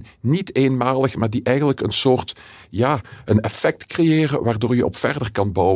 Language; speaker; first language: Dutch; native; Dutch